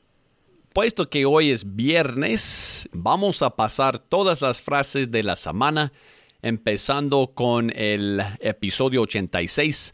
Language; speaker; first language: Spanish; non-native, fluent; English